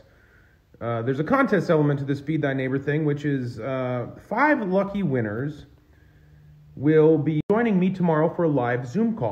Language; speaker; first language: English; native; English